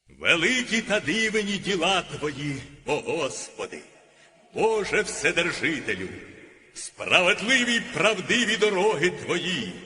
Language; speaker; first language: Ukrainian; native; Ukrainian